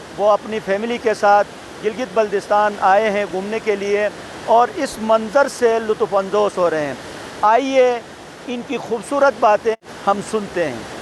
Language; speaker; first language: Urdu; non-native, local second language; Sicilian